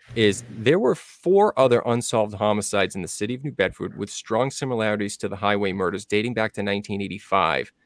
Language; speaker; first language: English; native; English